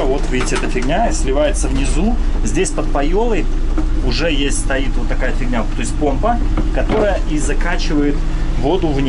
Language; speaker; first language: Russian; native; Russian